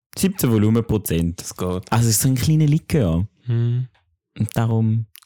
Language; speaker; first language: German; native; German